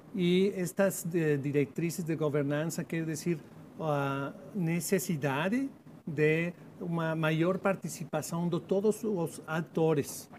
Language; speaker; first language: Portuguese; non-native, learner; Spanish